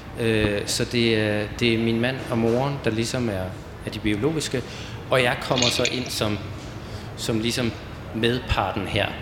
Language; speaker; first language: Danish; native; Danish